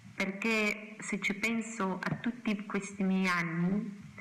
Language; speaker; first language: Italian; non-native, fluent; Kazakh